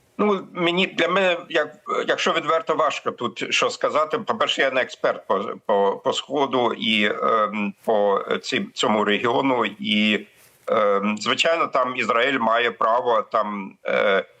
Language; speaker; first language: Ukrainian; non-native, fluent; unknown